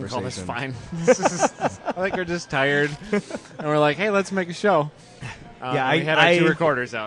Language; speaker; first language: English; native; English